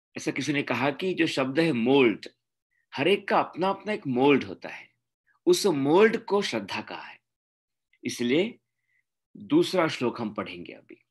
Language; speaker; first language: Hindi; non-native, local second language; Marathi